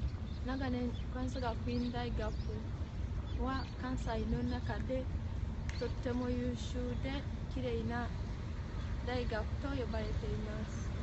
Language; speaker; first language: Japanese; non-native, learner; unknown